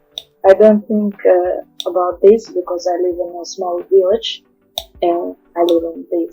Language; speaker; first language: English; non-native, learner; Russian